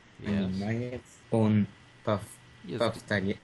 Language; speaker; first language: Russian; non-native, learner; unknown